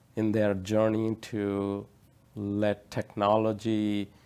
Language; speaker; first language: English; non-native, local second language; Odia